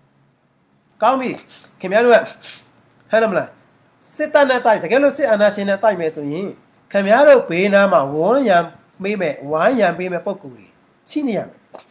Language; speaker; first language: Burmese; non-native, local second language; Mon